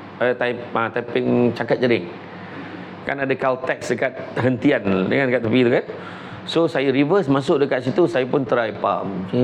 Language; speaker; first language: Malay; native; Malay